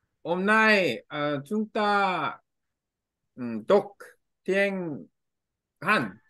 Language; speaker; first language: Vietnamese; non-native, learner; Korean